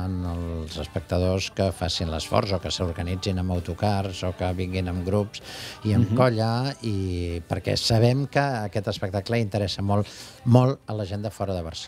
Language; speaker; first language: Catalan; native; Catalan